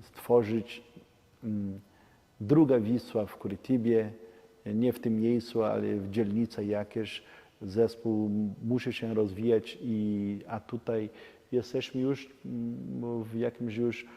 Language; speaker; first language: Polish; non-native, learner; Portuguese